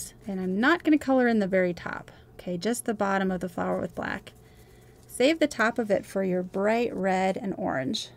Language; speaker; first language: English; native; English